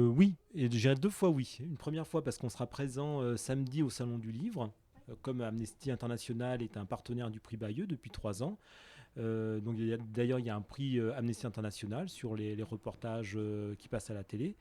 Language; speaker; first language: French; native; French